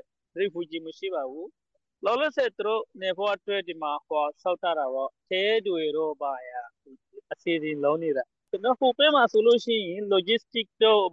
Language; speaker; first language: Burmese; non-native, local second language; Rohingya